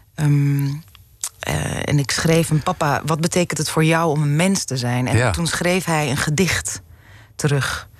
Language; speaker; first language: Dutch; native; Dutch